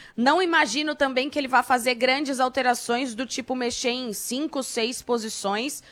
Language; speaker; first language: Portuguese; native; Portuguese